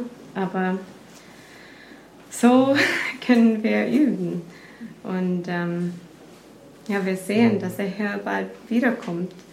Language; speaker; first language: German; non-native, fluent; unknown